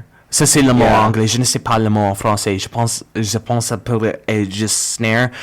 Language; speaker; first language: French; non-native, learner; English